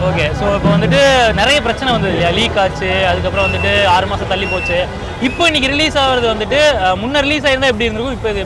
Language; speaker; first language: Tamil; native; Tamil